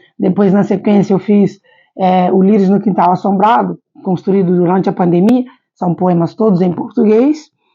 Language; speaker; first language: Portuguese; non-native, local second language; Kabuverdianu